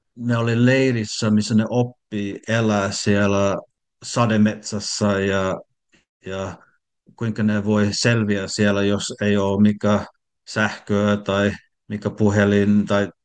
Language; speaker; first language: Finnish; non-native, learner; English